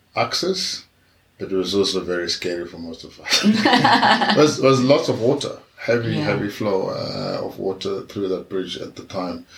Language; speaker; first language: English; non-native, local second language; Tswana